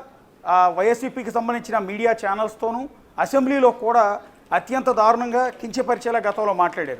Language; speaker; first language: Telugu; native; Telugu